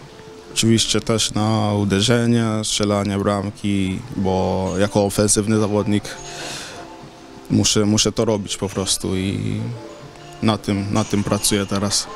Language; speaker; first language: Polish; non-native, fluent; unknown